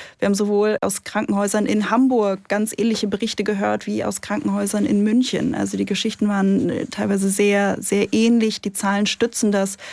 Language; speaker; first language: German; native; German